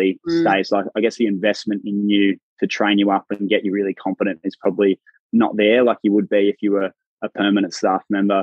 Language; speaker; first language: English; native; English